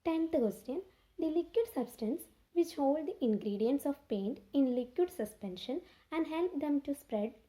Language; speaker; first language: English; non-native, local second language; Malayalam